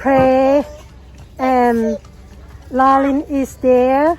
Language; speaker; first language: English; non-native, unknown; Thai